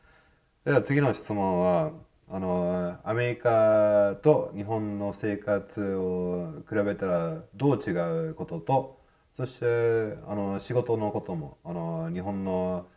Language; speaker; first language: Japanese; non-native, fluent; English